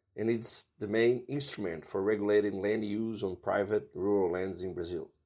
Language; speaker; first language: English; non-native, fluent; Portuguese